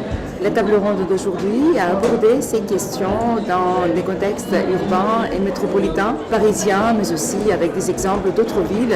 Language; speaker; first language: French; native; French